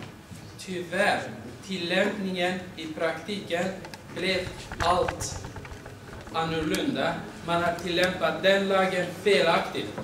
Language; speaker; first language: Swedish; non-native, fluent; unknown